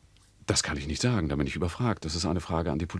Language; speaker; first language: German; native; German